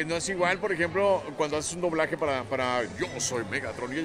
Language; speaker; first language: Spanish; native; Spanish